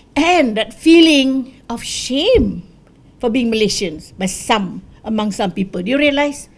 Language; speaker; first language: English; non-native, local second language; Malay